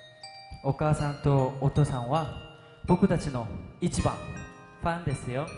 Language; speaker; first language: Japanese; non-native, learner; Korean